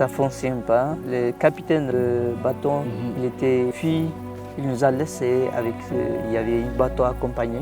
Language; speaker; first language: French; non-native, learner; Tigrinya